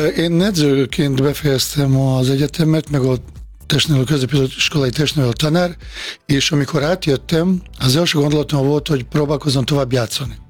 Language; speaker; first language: Hungarian; non-native, fluent; Bosnian